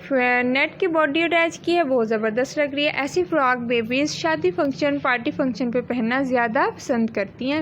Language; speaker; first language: Hindi; native; Hindi